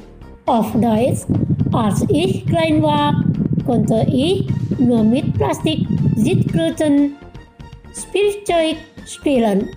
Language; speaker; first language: German; non-native, fluent; Indonesian